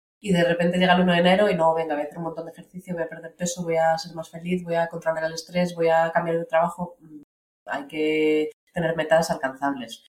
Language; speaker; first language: Spanish; native; Spanish